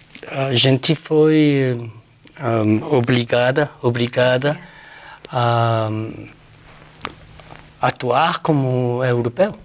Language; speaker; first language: Portuguese; non-native, fluent; Spanish